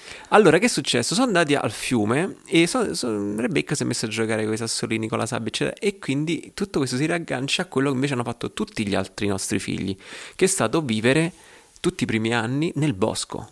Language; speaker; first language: Italian; native; Italian